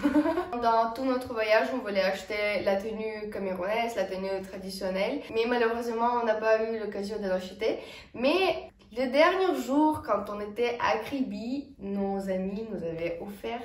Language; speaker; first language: French; non-native, fluent; Estonian